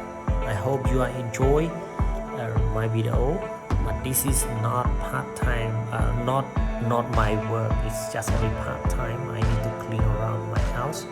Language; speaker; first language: English; non-native, learner; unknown